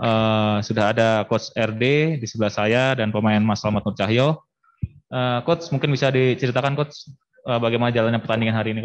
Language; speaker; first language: Indonesian; native; Indonesian